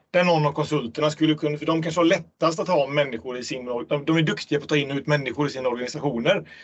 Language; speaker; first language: Swedish; native; Swedish